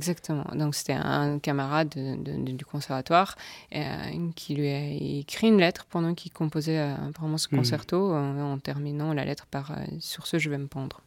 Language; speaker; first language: French; non-native, fluent; Russian